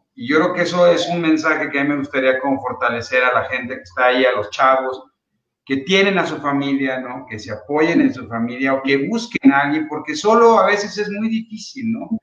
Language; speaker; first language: Spanish; native; Spanish